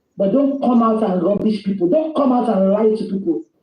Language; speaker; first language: English; non-native, local second language; Yoruba